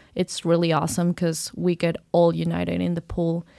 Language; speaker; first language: English; non-native, fluent; Spanish